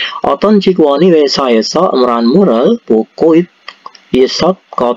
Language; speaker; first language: Korean; non-native, learner; Indonesian